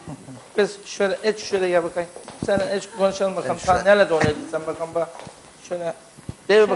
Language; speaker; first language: Turkish; native; Turkish